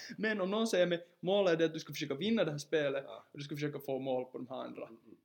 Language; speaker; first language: Swedish; native; Swedish